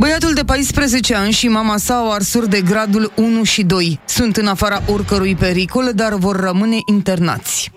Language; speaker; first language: Romanian; native; Romanian